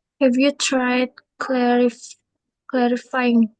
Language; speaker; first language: English; non-native, learner; Indonesian